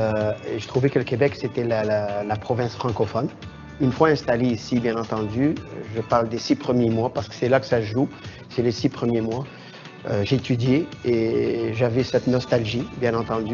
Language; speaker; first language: French; non-native, local second language; Arabic